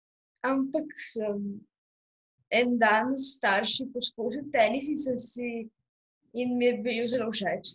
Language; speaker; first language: Slovenian; non-native, local second language; Italian